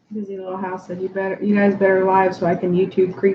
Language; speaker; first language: English; native; English